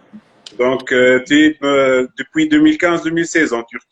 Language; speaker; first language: French; non-native, local second language; Arabic